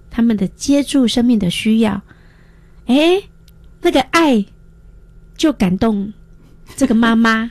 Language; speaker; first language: Chinese; native; Chinese